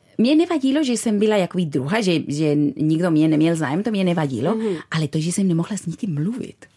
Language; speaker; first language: Czech; non-native, fluent; Spanish